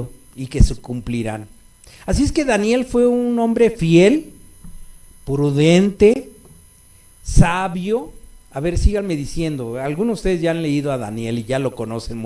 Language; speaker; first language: Spanish; native; Spanish